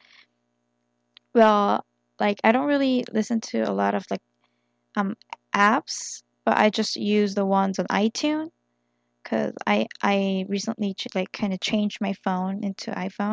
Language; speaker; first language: English; non-native, fluent; Korean